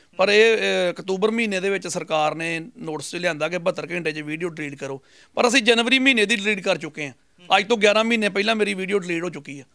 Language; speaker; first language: Punjabi; native; Punjabi